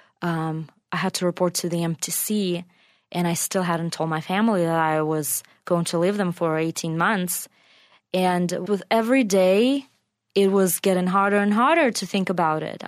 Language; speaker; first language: English; non-native, fluent; Russian